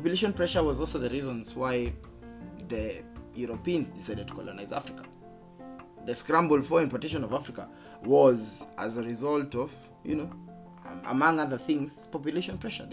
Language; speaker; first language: English; non-native, local second language; Kikuyu